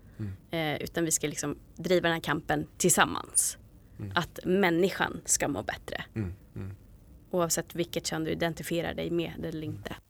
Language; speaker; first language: Swedish; native; Swedish